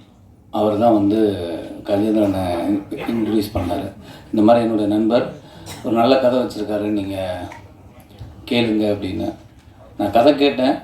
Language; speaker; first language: Tamil; native; Tamil